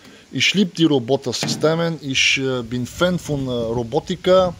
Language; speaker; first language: German; non-native, learner; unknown